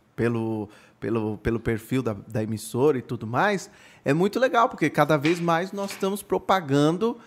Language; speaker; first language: Portuguese; native; Portuguese